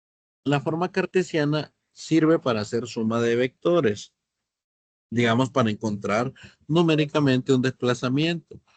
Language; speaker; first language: Spanish; native; Spanish